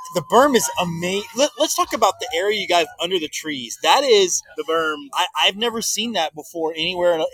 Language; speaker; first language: English; native; English